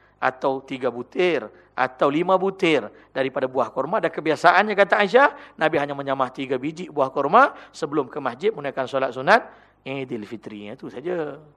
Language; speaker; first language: Malay; native; Malay